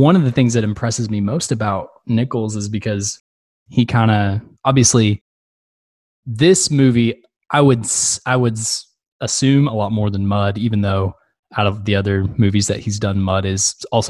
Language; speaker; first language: English; native; English